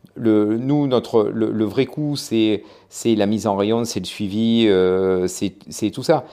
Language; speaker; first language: French; native; French